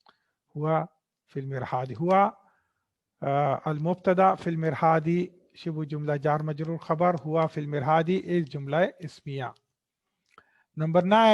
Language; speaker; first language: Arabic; non-native, fluent; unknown